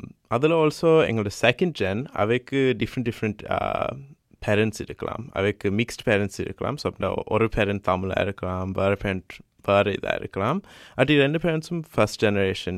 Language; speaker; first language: Tamil; early bilingual, heritage; Tamil